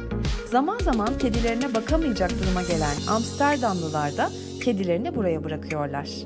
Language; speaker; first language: Turkish; native; Turkish